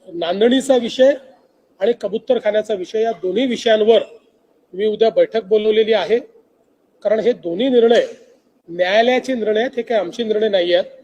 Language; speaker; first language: Marathi; native; Marathi